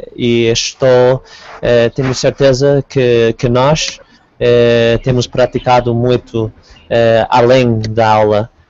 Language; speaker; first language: Portuguese; non-native, fluent; English